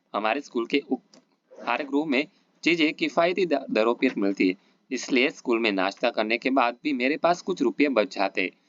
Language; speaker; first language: Hindi; non-native, local second language; Gujarati